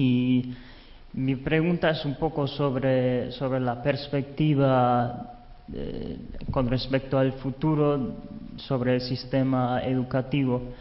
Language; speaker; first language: Spanish; non-native, fluent; German